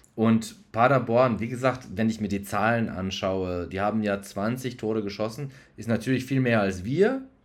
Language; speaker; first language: German; non-native, fluent; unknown